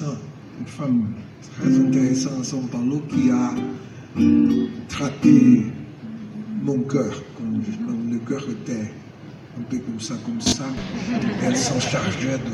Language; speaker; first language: French; non-native, learner; Portuguese